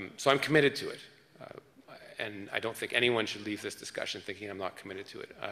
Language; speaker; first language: English; early bilingual, other home language; French